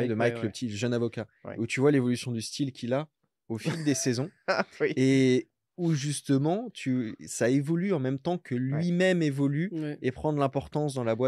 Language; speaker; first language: French; native; French